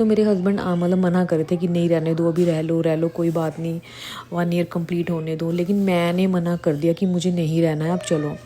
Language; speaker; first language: Hindi; native; Hindi